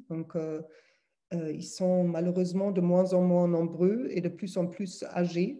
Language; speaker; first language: French; non-native, fluent; German